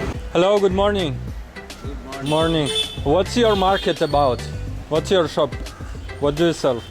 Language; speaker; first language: English; non-native, learner; Russian